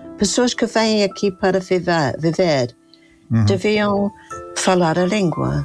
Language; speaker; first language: Portuguese; non-native, fluent; English